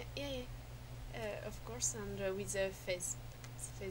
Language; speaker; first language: English; non-native, learner; French